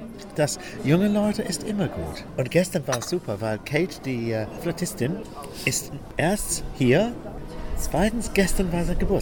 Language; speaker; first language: German; non-native, learner; English